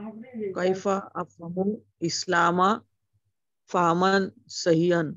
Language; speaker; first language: Arabic; non-native, learner; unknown